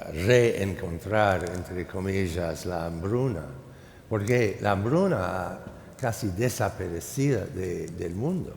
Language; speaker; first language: Spanish; non-native, fluent; English